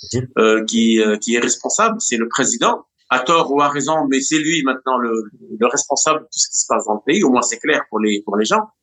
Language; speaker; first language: French; non-native, local second language; Arabic